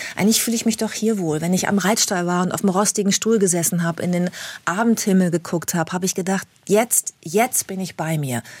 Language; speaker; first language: German; native; German